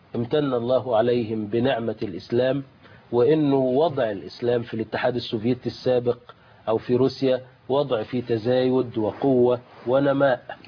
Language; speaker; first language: Arabic; native; Arabic